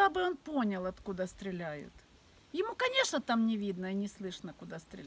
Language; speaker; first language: Russian; native; Russian